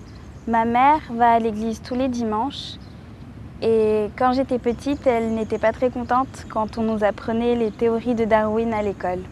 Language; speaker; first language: French; early bilingual, other home language; English